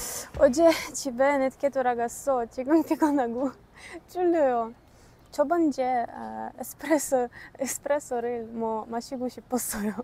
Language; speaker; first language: Korean; non-native, learner; Ukrainian